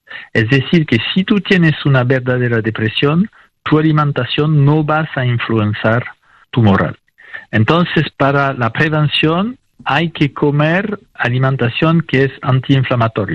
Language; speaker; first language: Spanish; non-native, fluent; French